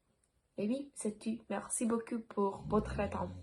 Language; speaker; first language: French; non-native, learner; Spanish